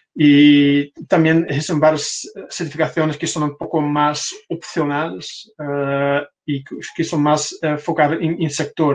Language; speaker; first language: Spanish; non-native, fluent; Dutch